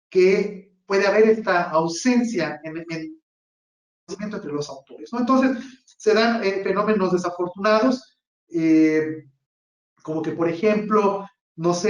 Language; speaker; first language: Spanish; native; Spanish